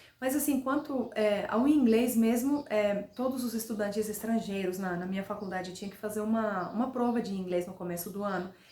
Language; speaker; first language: Portuguese; non-native, fluent; Finnish